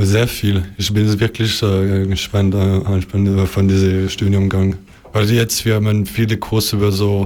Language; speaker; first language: German; non-native, learner; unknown